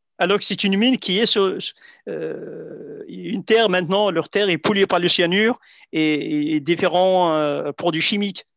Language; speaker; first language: French; non-native, local second language; Central Atlas Tamazight